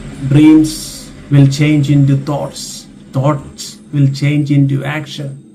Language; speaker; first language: English; non-native, local second language; Malayalam